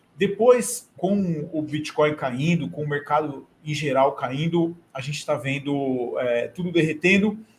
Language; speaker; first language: Portuguese; native; Portuguese